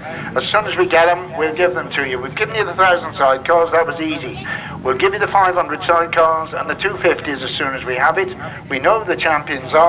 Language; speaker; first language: English; native; English